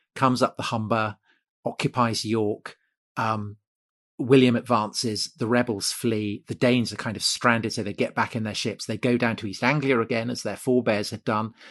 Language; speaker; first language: English; native; English